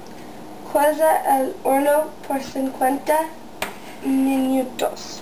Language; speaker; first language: Spanish; non-native, learner; English